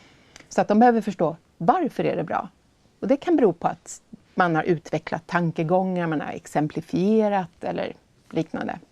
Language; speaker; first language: Swedish; native; Swedish